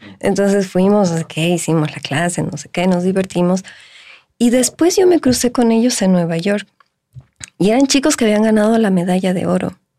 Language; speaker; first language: Spanish; native; Spanish